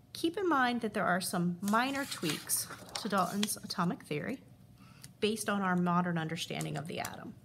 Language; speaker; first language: English; native; English